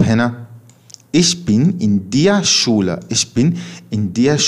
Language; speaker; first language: German; non-native, fluent; Arabic